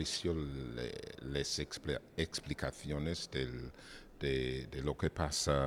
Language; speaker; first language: Spanish; non-native, fluent; English